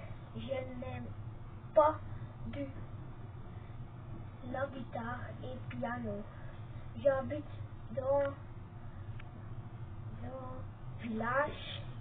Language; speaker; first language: French; non-native, learner; Dutch